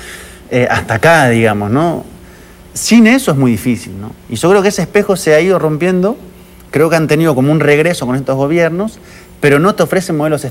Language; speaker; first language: Spanish; native; Spanish